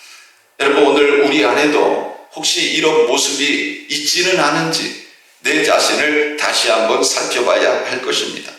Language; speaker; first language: Korean; native; Korean